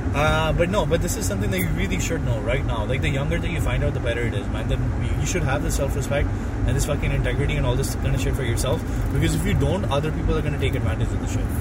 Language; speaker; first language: English; non-native, local second language; Hindi